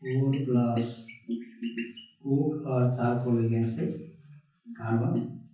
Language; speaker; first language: English; non-native, local second language; Nepali